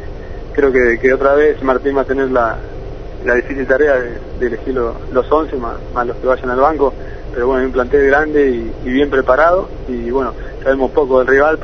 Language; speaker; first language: Spanish; native; Spanish